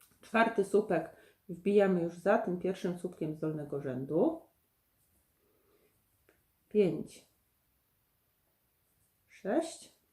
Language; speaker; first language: Polish; native; Polish